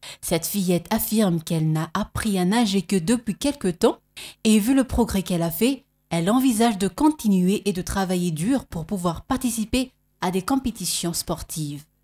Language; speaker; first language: French; non-native, local second language; Malagasy